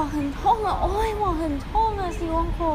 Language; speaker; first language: Chinese; non-native, learner; Thai